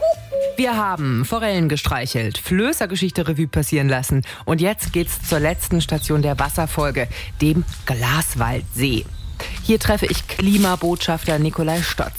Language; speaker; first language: German; native; German